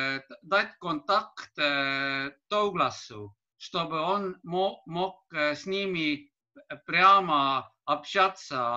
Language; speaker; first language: Russian; non-native, learner; Estonian